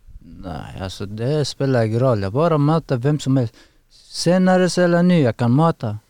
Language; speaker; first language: Swedish; non-native, learner; Persian